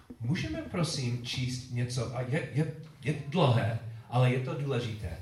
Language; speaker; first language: Czech; non-native, learner; English